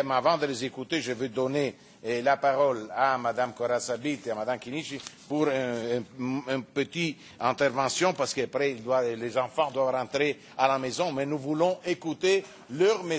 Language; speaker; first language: French; non-native, fluent; Italian